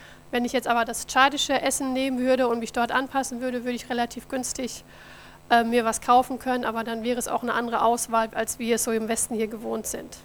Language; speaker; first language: German; native; German